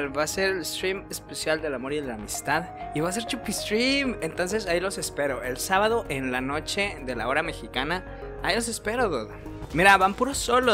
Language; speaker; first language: Spanish; native; Spanish